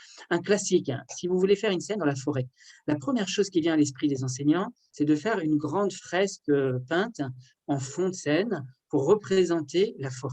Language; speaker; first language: French; native; French